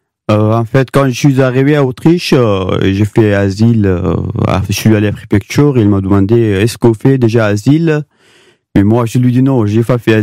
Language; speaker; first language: French; non-native, learner; Pashto